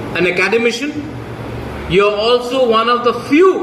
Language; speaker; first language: English; non-native, local second language; Kok Borok